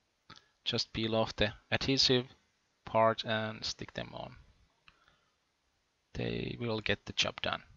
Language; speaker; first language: English; non-native, fluent; Finnish